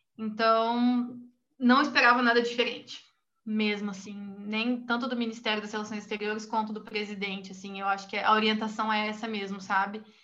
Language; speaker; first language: Portuguese; native; Portuguese